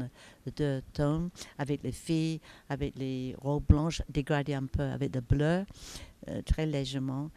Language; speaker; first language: French; non-native, fluent; English